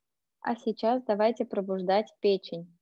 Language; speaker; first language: Russian; native; Russian